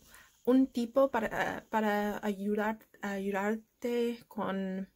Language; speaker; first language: Spanish; non-native, learner; English